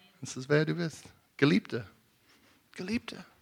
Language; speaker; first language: German; non-native, learner; English